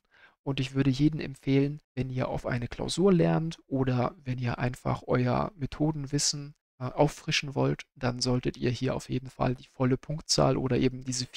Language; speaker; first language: German; native; German